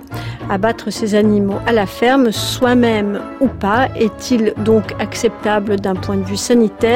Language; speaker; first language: French; native; French